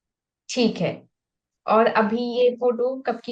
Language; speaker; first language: Hindi; native; Hindi